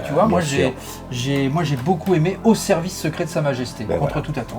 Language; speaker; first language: French; native; French